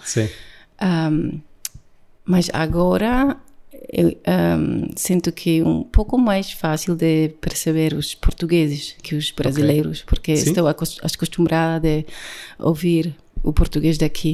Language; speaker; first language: Portuguese; non-native, learner; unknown